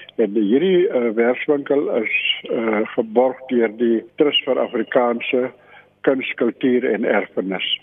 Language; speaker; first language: Afrikaans; native; Afrikaans